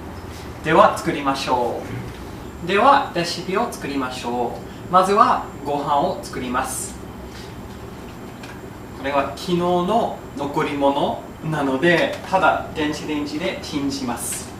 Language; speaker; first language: Japanese; non-native, fluent; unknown